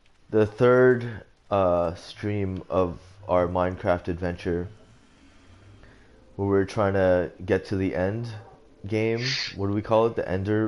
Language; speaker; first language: English; early bilingual, other home language; Chinese